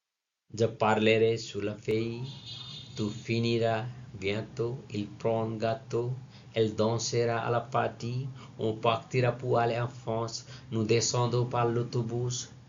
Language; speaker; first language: French; non-native, learner; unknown